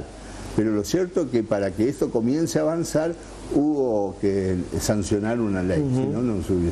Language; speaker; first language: Spanish; native; Spanish